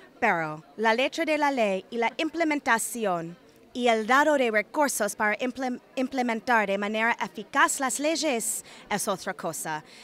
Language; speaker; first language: Spanish; non-native, fluent; English